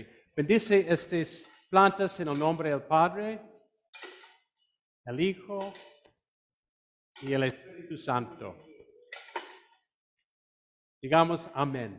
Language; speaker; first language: Spanish; non-native, fluent; English